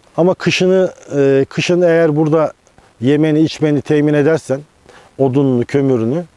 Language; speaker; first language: Turkish; native; Turkish